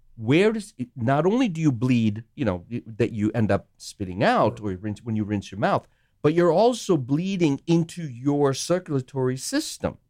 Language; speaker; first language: English; non-native, local second language; Sinhala